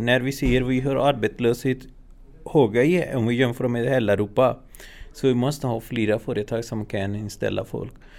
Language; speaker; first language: Swedish; non-native, fluent; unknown